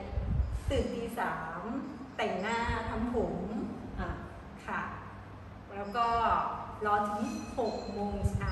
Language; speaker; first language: Thai; native; Thai